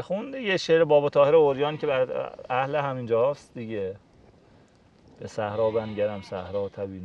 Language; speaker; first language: Persian; native; Persian